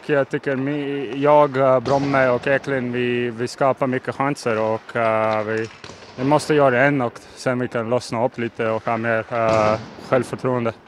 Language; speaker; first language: Swedish; non-native, learner; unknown